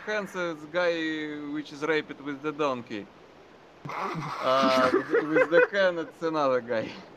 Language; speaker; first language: English; non-native, learner; Russian